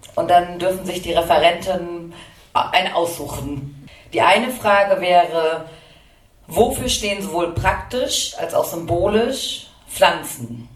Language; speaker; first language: German; native; German